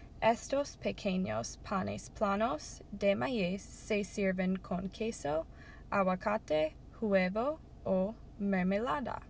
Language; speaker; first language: Spanish; non-native, learner; English